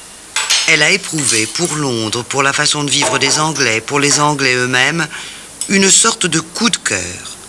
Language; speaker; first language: French; native; French